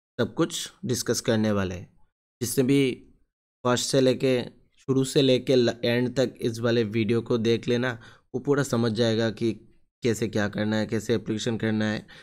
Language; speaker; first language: Hindi; non-native, local second language; Bangla